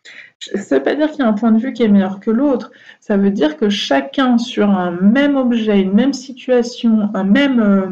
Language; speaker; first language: French; native; French